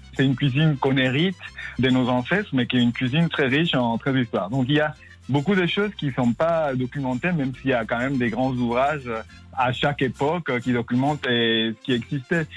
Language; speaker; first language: French; non-native, fluent; Spanish